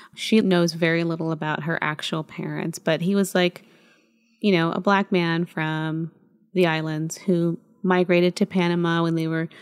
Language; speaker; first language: English; early bilingual, other home language; Spanish